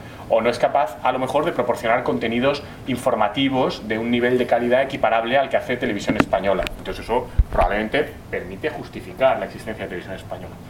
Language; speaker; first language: Spanish; native; Spanish